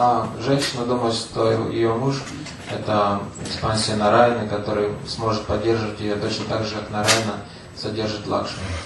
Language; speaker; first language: Russian; native; Russian